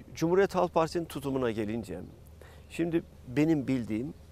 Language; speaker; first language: Turkish; native; Turkish